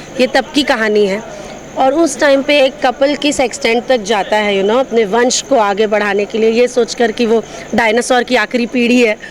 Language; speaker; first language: Hindi; non-native, local second language; Bhojpuri